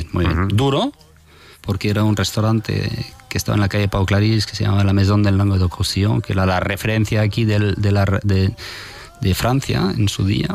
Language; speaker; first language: Spanish; non-native, fluent; French